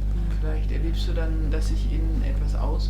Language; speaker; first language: German; native; German